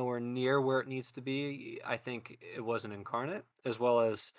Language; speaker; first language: English; native; English